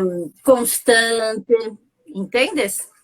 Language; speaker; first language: Spanish; non-native, learner; Portuguese